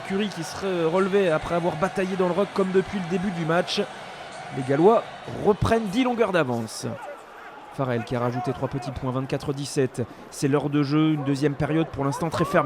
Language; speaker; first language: French; native; French